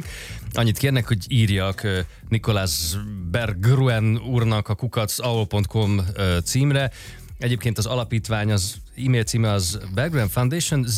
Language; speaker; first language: Hungarian; native; Hungarian